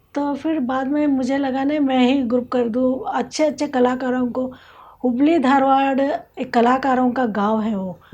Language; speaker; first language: Hindi; non-native, local second language; Kannada